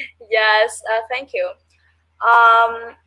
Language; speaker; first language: English; non-native, learner; Vietnamese